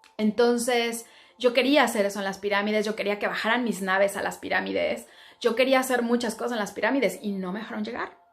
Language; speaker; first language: Spanish; native; Spanish